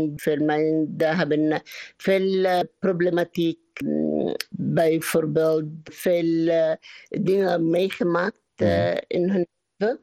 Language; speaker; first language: Dutch; non-native, learner; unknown